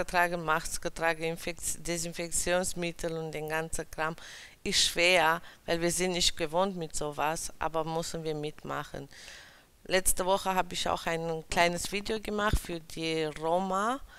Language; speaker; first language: German; early bilingual, other home language; Romany